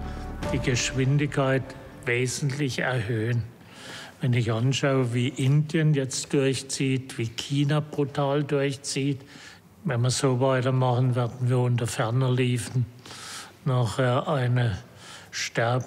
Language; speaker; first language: German; native; German